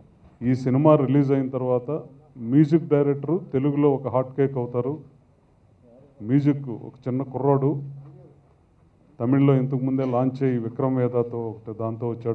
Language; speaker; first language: Telugu; native; Telugu